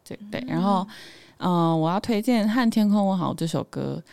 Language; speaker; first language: Chinese; non-native, local second language; Hakka Chinese